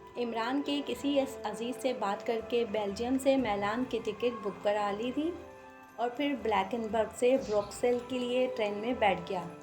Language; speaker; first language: Urdu; non-native, local second language; Pahari-Potwari